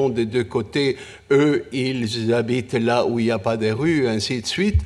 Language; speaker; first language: French; non-native, fluent; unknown